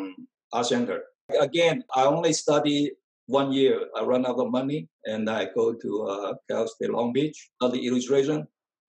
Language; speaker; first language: English; non-native, fluent; Chinese